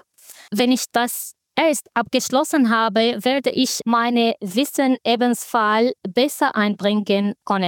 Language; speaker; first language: German; non-native, fluent; Arabic